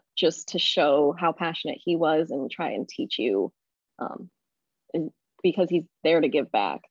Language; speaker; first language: English; native; English